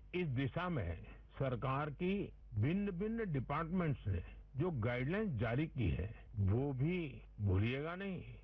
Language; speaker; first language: Hindi; non-native, local second language; Gujarati